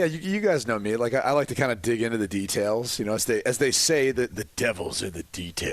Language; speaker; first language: English; native; English